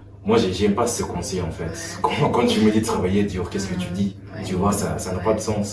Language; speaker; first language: French; non-native, fluent; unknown